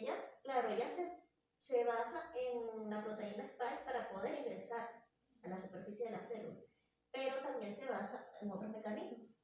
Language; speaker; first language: Spanish; native; Spanish